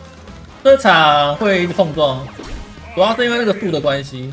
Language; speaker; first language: Chinese; native; Chinese